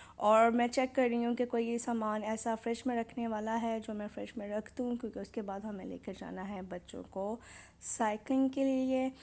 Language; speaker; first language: Urdu; native; Urdu